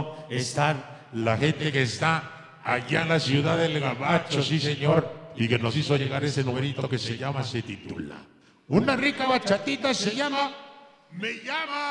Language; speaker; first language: Spanish; native; Spanish